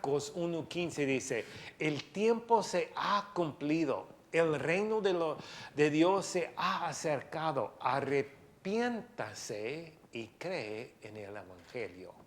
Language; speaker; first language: Spanish; non-native, fluent; English